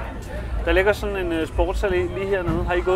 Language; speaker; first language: Danish; native; Danish